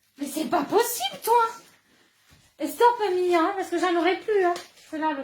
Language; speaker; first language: French; native; French